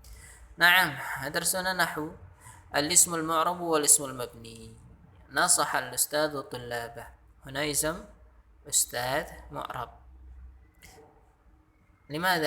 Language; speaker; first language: Arabic; non-native, fluent; Indonesian